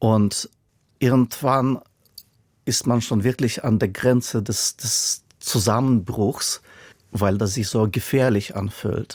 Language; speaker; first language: German; non-native, fluent; Russian